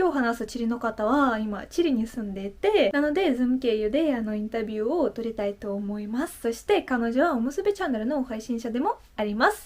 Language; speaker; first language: Japanese; non-native, fluent; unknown